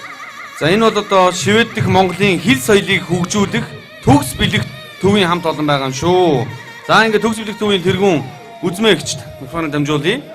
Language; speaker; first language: Mongolian; native; Mongolian